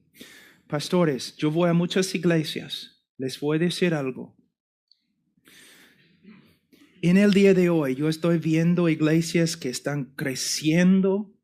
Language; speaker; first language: Spanish; non-native, fluent; English